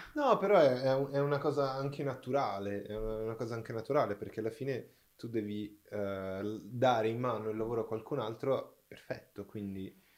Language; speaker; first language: Italian; non-native, fluent; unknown